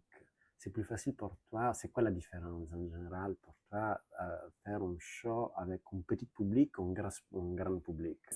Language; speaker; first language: French; non-native, learner; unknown